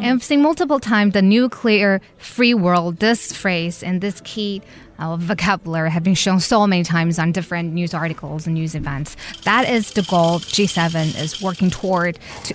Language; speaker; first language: English; non-native, fluent; Chinese